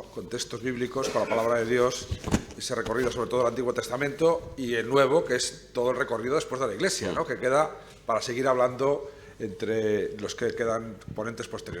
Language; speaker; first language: Spanish; native; Spanish